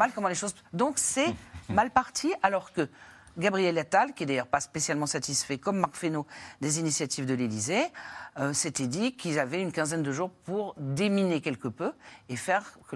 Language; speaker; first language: French; native; French